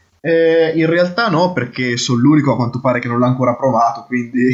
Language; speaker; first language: Italian; native; Italian